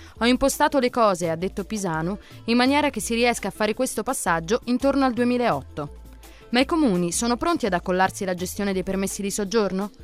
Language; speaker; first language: Italian; native; Italian